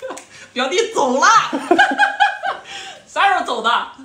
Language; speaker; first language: Chinese; native; Chinese